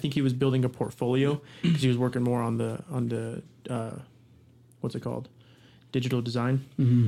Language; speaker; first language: English; native; English